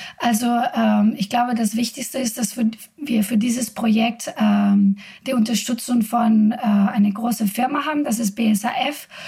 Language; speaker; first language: German; non-native, fluent; Spanish